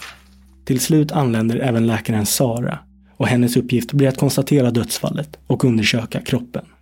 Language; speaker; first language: Swedish; native; Swedish